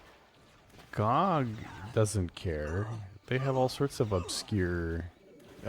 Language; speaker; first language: English; native; English